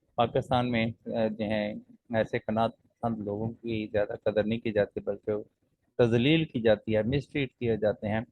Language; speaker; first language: Urdu; non-native, local second language; Punjabi